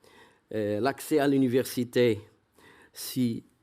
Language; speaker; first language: French; non-native, fluent; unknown